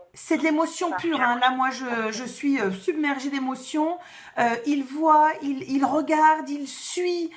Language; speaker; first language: French; native; French